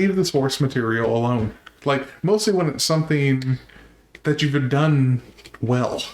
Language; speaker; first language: English; native; English